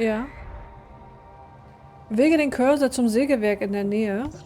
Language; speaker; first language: German; native; German